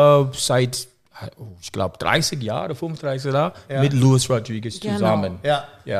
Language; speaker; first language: German; non-native, learner; English